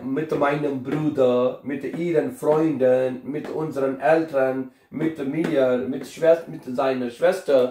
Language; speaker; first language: German; non-native, fluent; Urdu